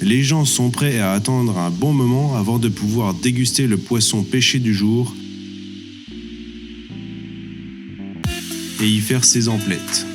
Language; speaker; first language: French; native; French